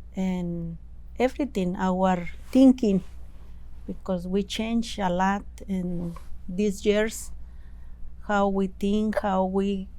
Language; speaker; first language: English; non-native, learner; Spanish